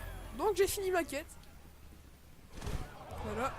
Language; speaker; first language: French; native; French